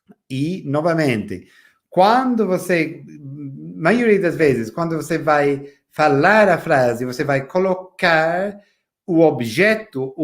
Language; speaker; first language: Portuguese; non-native, fluent; English